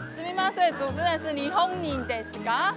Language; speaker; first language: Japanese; non-native, learner; Chinese